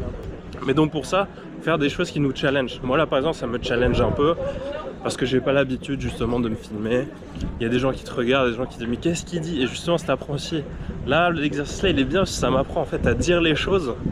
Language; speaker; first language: French; native; French